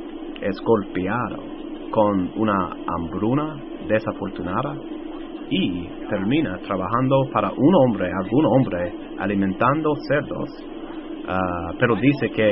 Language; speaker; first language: Spanish; non-native, fluent; English